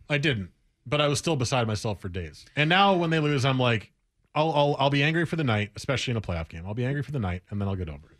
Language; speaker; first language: English; native; English